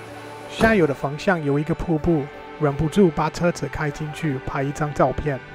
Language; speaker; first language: Chinese; non-native, fluent; English